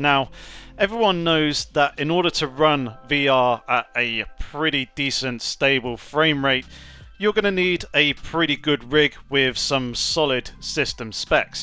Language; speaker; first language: English; native; English